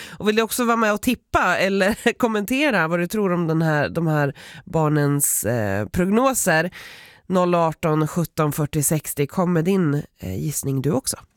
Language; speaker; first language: Swedish; native; Swedish